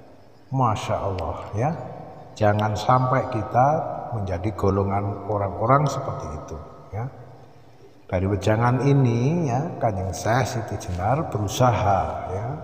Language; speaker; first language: Indonesian; native; Indonesian